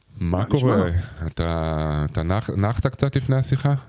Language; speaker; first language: Hebrew; native; Hebrew